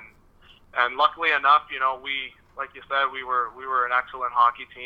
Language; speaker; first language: English; non-native, fluent; French